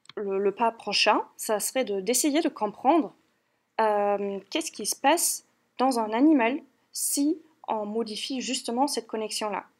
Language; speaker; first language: French; non-native, fluent; German